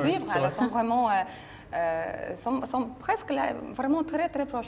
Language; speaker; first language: French; non-native, fluent; Polish